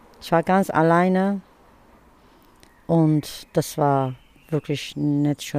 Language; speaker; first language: German; early bilingual, other home language; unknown